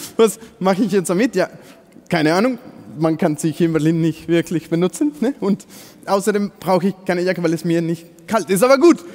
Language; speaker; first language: German; non-native, fluent; Spanish